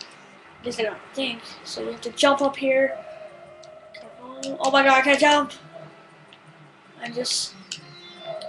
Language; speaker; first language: English; native; English